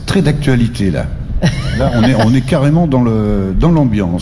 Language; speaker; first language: French; native; French